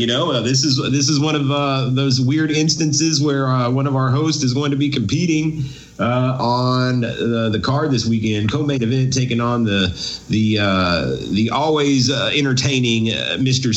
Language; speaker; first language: English; native; English